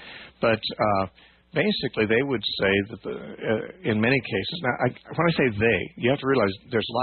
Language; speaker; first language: English; native; English